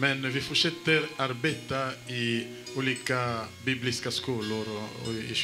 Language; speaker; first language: Swedish; non-native, fluent; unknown